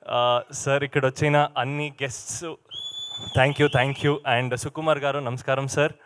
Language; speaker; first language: Telugu; non-native, learner; Kannada